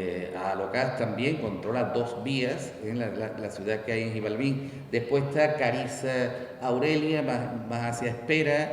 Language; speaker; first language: Spanish; native; Spanish